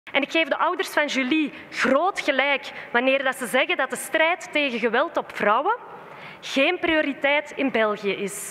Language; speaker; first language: Dutch; native; Dutch